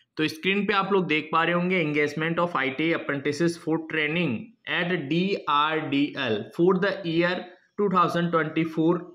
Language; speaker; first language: Hindi; native; Hindi